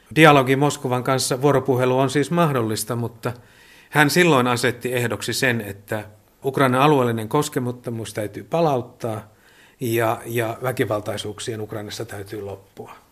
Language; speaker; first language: Finnish; native; Finnish